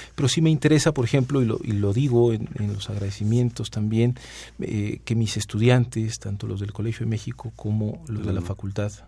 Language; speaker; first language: Spanish; native; Spanish